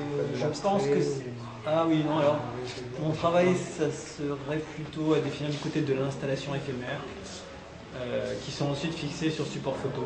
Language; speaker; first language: French; native; French